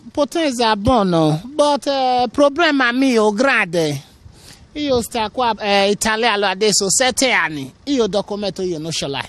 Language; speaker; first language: Italian; non-native, learner; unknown